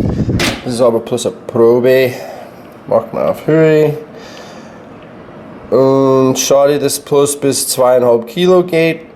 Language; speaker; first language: German; non-native, learner; English